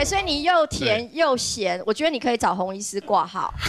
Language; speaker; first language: Chinese; native; Chinese